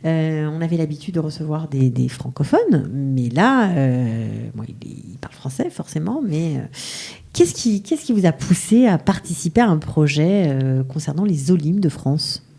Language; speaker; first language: French; native; French